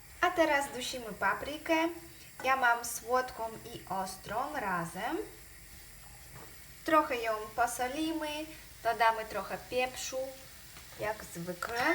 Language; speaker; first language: Polish; non-native, fluent; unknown